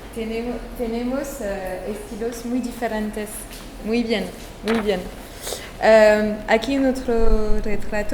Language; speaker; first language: Spanish; non-native, fluent; French